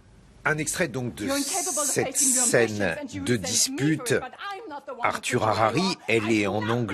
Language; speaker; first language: French; native; French